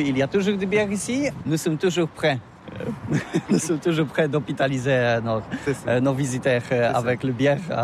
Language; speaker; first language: French; non-native, learner; Polish